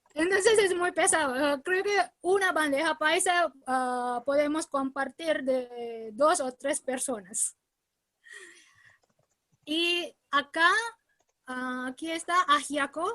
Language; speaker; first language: Spanish; non-native, learner; Indonesian